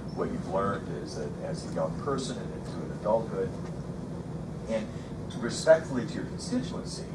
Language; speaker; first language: English; native; English